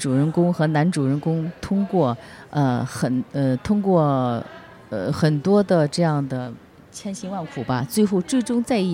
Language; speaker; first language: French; non-native, learner; Chinese